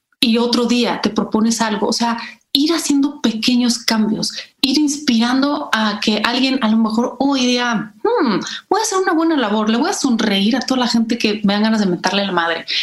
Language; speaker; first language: Spanish; early bilingual, other home language; Polish